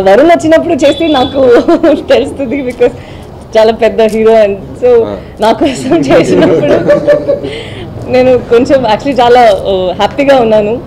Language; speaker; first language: Telugu; non-native, fluent; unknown